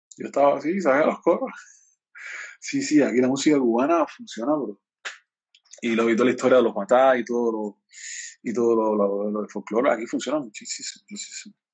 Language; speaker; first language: Spanish; native; Spanish